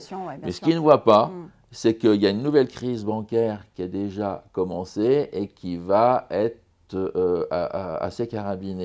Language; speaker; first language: French; native; French